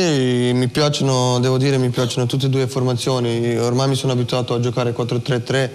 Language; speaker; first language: Italian; non-native, fluent; Slovenian